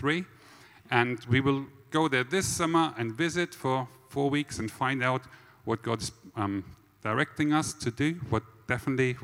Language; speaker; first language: English; non-native, fluent; German